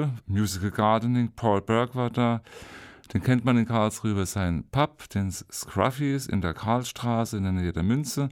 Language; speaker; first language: German; native; German